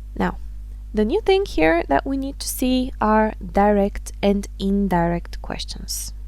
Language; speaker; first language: English; non-native, fluent; Bulgarian